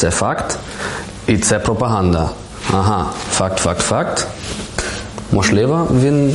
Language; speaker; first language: Ukrainian; non-native, learner; German